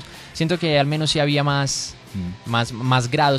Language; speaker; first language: Spanish; native; Spanish